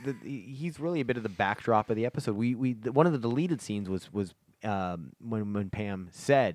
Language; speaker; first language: English; native; English